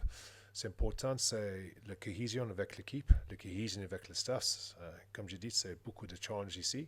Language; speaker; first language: French; non-native, learner; English